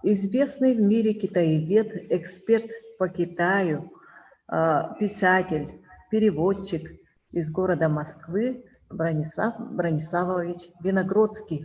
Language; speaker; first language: Russian; native; Russian